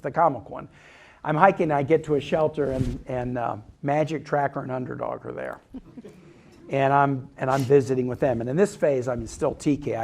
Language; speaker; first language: English; native; English